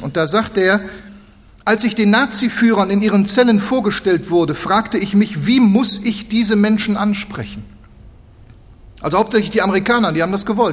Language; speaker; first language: German; native; German